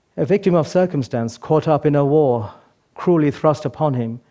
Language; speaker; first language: English; native; English